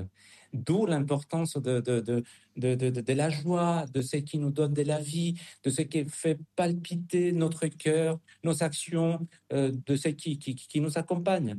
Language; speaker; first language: French; non-native, fluent; Spanish